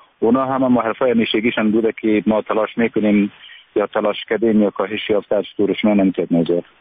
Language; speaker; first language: Persian; native; Persian